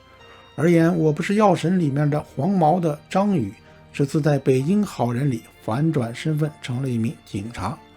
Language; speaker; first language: Chinese; native; Chinese